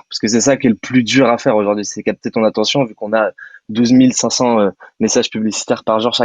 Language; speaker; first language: French; native; French